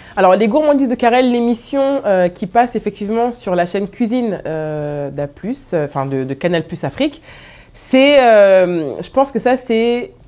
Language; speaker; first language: French; native; French